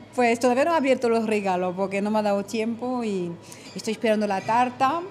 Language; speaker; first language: Spanish; non-native, fluent; French